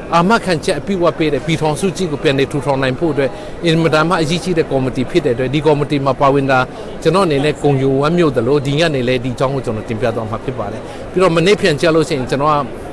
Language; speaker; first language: Burmese; non-native, local second language; Hakha Chin